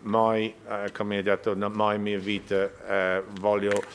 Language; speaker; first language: Italian; non-native, learner; English